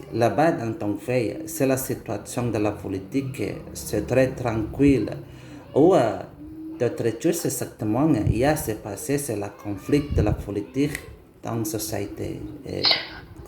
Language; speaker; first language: French; non-native, learner; Indonesian